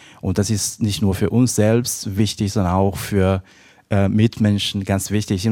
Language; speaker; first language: German; non-native, fluent; Chinese